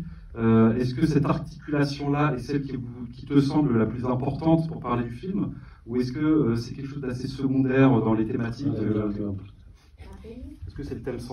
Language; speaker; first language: French; native; French